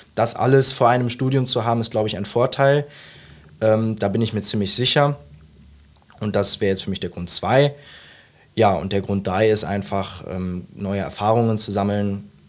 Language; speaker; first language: German; native; German